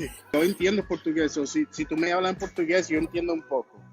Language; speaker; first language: Spanish; non-native, learner; English